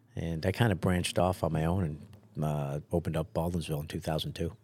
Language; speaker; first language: English; early bilingual, other home language; Italian